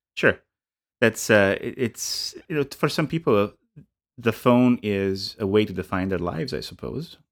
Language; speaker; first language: English; non-native, fluent; Italian